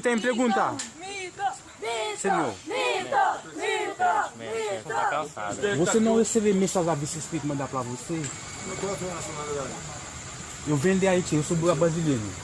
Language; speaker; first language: Portuguese; non-native, learner; Haitian Creole